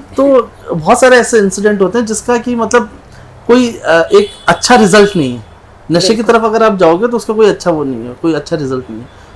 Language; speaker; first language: Hindi; non-native, local second language; Nepali